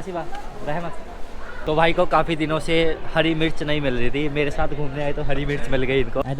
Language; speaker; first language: Hindi; native; Hindi